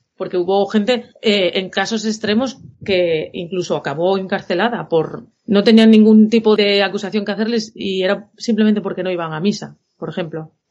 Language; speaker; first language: Spanish; native; Spanish